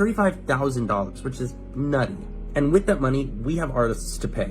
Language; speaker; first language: English; native; English